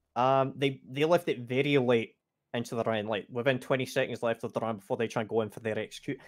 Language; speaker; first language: English; native; English